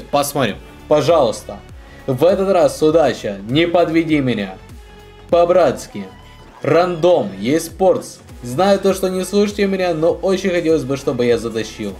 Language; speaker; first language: Russian; native; Russian